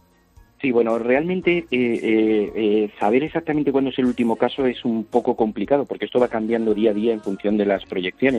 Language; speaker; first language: Spanish; native; Spanish